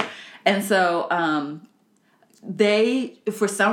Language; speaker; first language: English; native; English